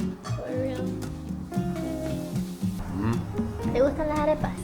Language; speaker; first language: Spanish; early bilingual, heritage; Spanish